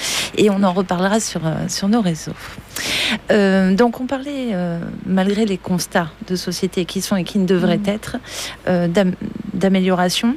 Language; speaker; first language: French; native; French